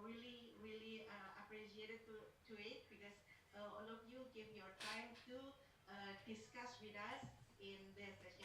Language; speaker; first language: English; non-native, fluent; Indonesian